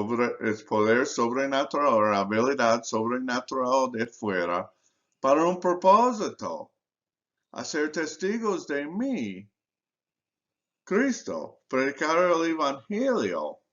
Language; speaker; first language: Spanish; non-native, fluent; English